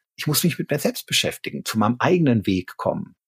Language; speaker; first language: German; native; German